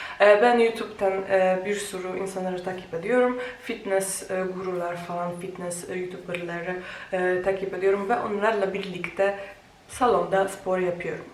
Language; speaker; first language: Turkish; non-native, fluent; Polish